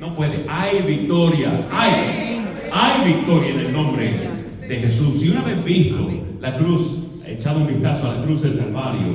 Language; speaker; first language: Spanish; native; Spanish